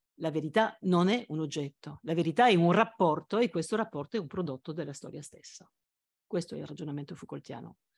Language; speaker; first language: Italian; non-native, fluent; French